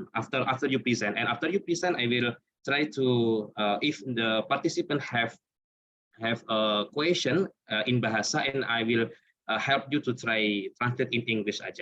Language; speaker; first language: English; non-native, learner; Indonesian